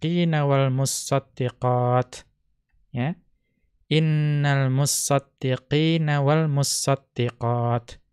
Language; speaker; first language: Arabic; non-native, fluent; Indonesian